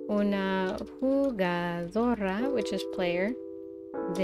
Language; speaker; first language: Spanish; non-native, learner; English